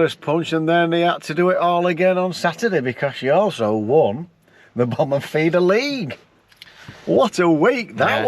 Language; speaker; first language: English; native; English